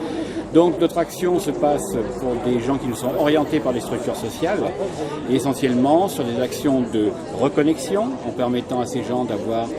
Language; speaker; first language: French; native; French